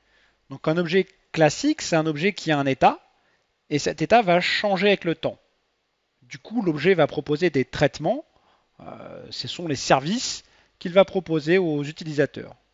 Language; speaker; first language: French; native; French